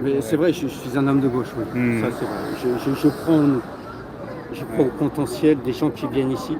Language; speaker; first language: French; native; French